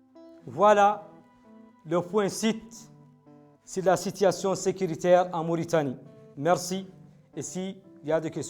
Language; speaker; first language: French; non-native, local second language; Arabic